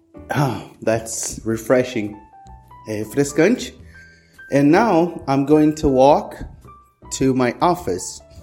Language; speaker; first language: English; non-native, fluent; Portuguese